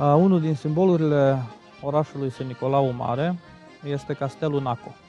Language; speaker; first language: Romanian; non-native, local second language; Bulgarian